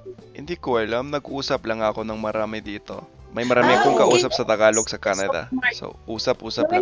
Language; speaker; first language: Filipino; non-native, fluent; English